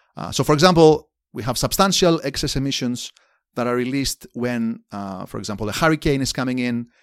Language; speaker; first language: English; non-native, fluent; Greek